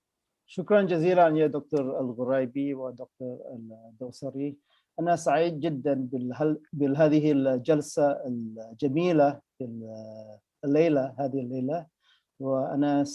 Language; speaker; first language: Arabic; non-native, fluent; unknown